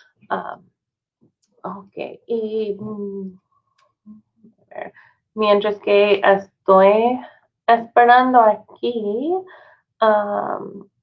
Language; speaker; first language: Spanish; non-native, fluent; English